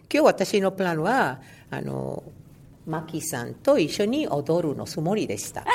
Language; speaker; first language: Japanese; non-native, learner; Spanish